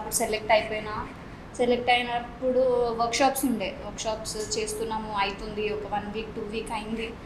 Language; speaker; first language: Telugu; non-native, local second language; Marathi